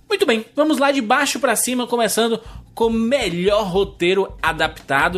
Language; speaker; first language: Portuguese; native; Portuguese